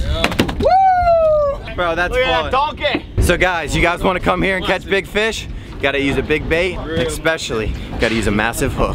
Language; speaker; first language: English; native; English